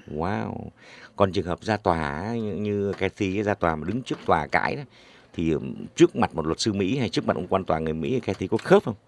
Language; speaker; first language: Vietnamese; native; Vietnamese